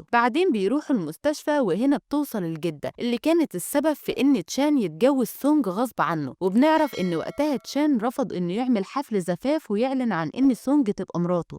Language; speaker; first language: Arabic; native; Arabic